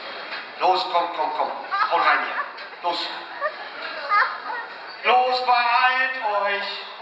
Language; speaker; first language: German; native; German